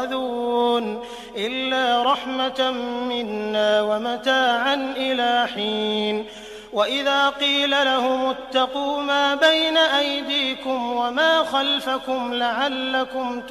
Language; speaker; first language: Arabic; native; Arabic